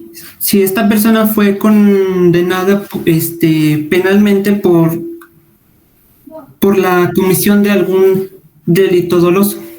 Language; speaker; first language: Spanish; native; Spanish